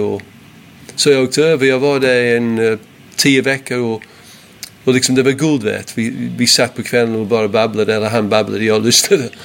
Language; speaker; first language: Swedish; non-native, fluent; English